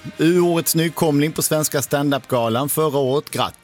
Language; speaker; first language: Swedish; native; Swedish